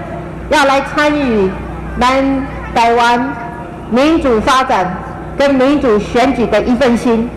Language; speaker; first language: Chinese; native; Chinese